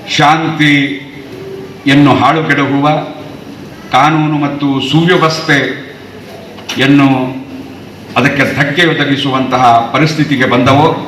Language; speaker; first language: Kannada; native; Kannada